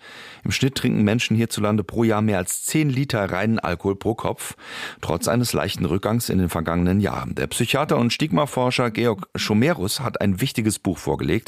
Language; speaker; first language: German; native; German